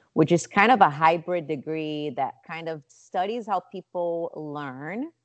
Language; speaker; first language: English; non-native, fluent; Portuguese